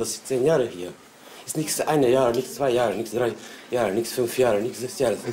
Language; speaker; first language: German; non-native, learner; Albanian